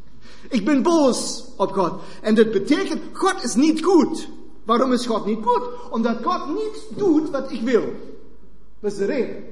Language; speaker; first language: Dutch; non-native, fluent; German